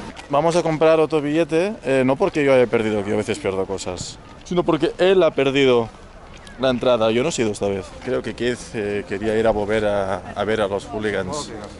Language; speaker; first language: Spanish; native; Spanish